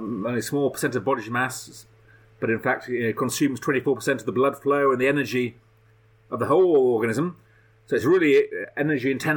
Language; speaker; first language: English; native; English